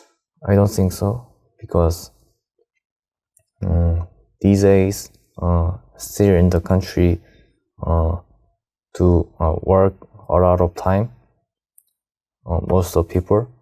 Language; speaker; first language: English; non-native, learner; Korean